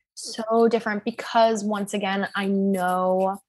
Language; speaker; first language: English; native; English